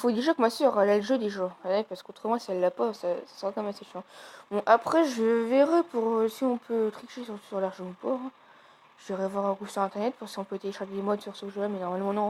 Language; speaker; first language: French; native; French